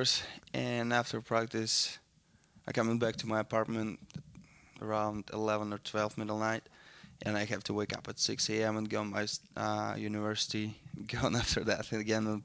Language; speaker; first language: English; non-native, learner; Russian